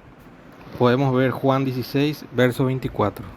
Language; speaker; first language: Spanish; native; Spanish